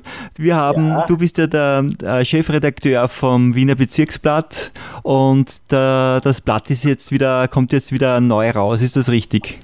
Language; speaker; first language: German; native; German